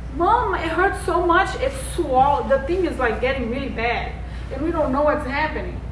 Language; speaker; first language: English; non-native, fluent; Portuguese